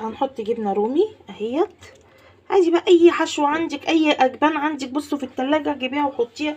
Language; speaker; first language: Arabic; native; Arabic